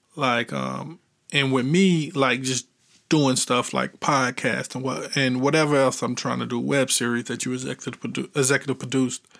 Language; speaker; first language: English; native; English